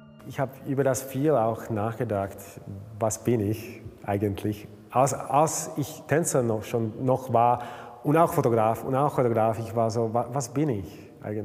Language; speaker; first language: German; non-native, fluent; Slovak